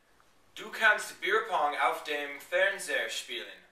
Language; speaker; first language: German; non-native, learner; English